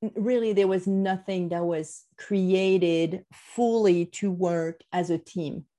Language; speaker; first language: English; non-native, fluent; French